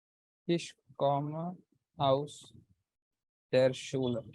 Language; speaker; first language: German; non-native, learner; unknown